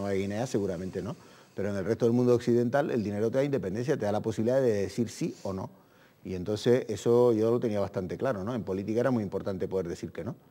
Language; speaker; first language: Spanish; native; Spanish